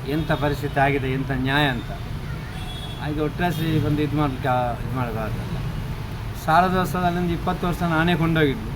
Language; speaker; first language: Kannada; native; Kannada